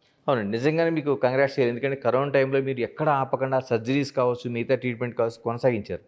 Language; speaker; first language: Telugu; native; Telugu